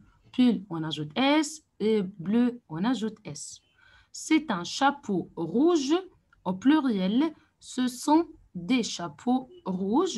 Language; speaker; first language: French; non-native, fluent; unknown